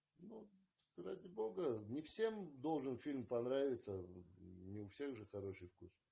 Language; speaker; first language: Russian; native; Russian